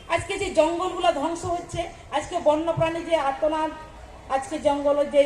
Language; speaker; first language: Bangla; non-native, local second language; Santali